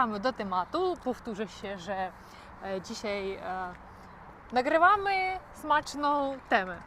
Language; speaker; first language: Polish; non-native, learner; Ukrainian